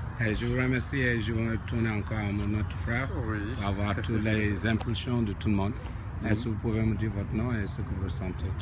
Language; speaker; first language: French; non-native, local second language; Fula